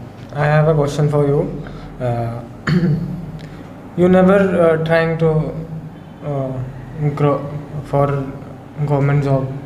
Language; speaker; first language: English; non-native, learner; Hindi